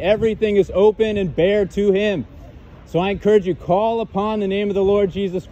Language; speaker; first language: English; native; English